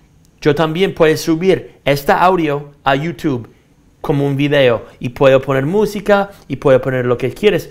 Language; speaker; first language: Spanish; non-native, fluent; English